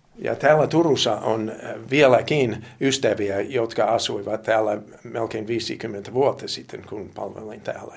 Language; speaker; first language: Finnish; non-native, fluent; English